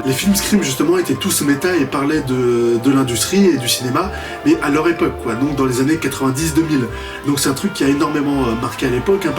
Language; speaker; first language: French; native; French